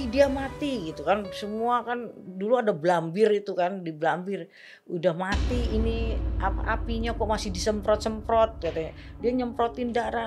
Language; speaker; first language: Indonesian; native; Indonesian